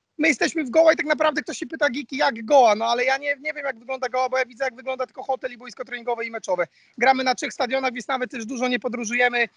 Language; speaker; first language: Polish; native; Polish